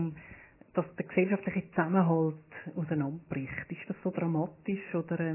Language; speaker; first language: German; native; German